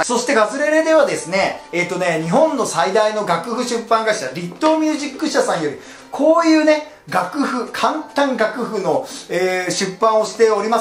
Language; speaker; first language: Japanese; native; Japanese